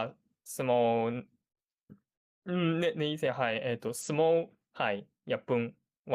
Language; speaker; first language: Chinese; non-native, learner; Japanese